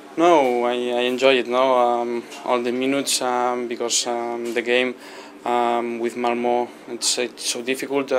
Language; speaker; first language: English; non-native, learner; Spanish